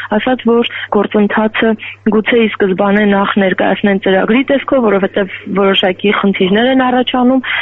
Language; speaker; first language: Armenian; native; Armenian